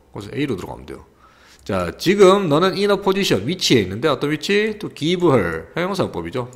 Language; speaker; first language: Korean; native; Korean